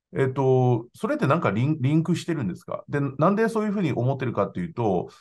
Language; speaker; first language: Japanese; non-native, fluent; Chinese